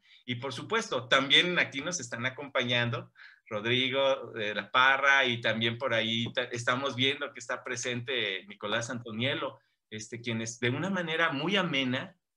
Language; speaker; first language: Spanish; native; Spanish